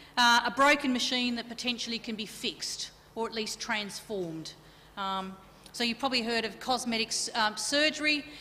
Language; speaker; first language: English; native; English